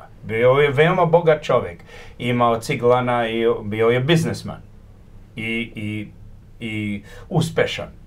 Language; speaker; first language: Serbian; early bilingual, heritage; Croatian